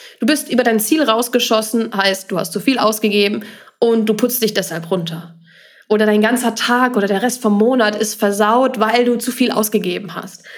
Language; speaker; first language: German; native; German